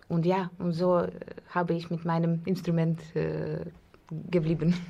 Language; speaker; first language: German; non-native, fluent; Russian